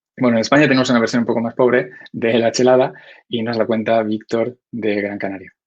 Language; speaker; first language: Spanish; native; Spanish